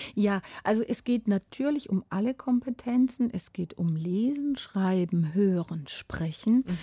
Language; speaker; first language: German; native; German